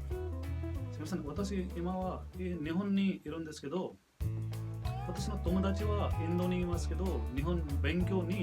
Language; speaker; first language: Japanese; non-native, fluent; Hindi